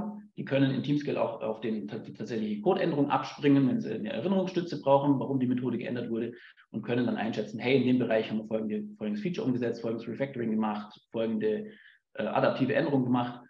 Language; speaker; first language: German; native; German